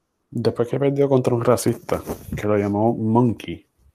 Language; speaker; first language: Spanish; early bilingual, heritage; Spanish